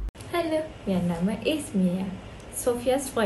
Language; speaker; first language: German; non-native, learner; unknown